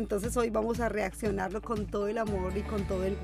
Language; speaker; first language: Spanish; native; Spanish